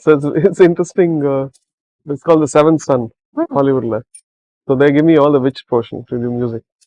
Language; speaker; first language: English; non-native, local second language; Tamil